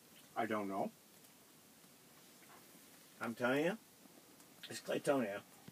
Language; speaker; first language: English; native; English